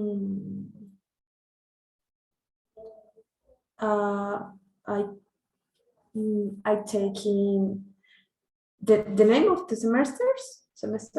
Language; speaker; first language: English; non-native, learner; Spanish